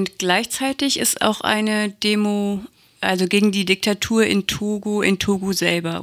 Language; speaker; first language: German; native; German